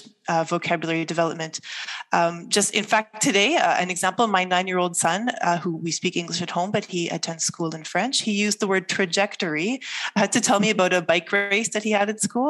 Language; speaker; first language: English; native; English